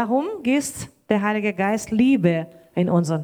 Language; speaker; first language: German; non-native, learner; Portuguese